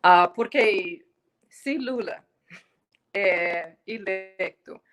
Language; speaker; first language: Portuguese; non-native, fluent; English